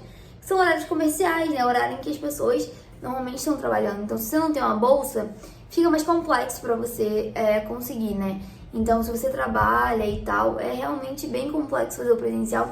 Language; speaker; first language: Portuguese; native; Portuguese